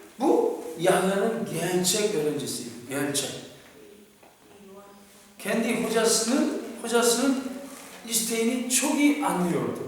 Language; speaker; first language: Turkish; non-native, fluent; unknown